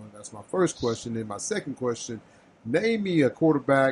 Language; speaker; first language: English; native; English